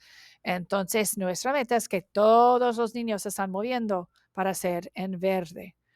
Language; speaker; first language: Spanish; non-native, learner; English